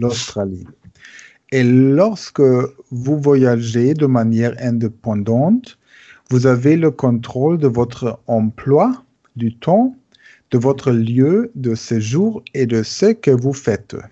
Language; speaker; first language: French; non-native, learner; German